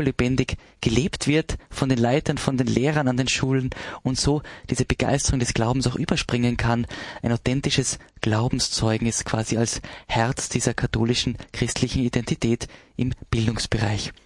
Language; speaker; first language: German; native; German